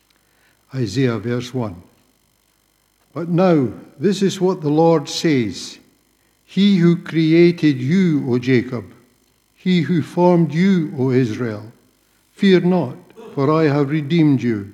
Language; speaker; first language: English; native; English